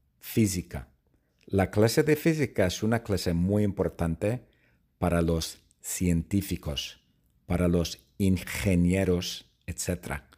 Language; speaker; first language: Spanish; non-native, fluent; English